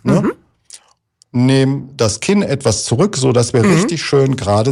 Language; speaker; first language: German; native; German